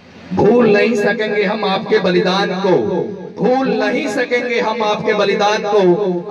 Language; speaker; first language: Hindi; native; Hindi